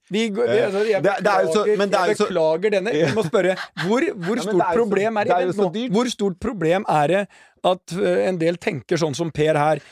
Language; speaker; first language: Norwegian; native; Norwegian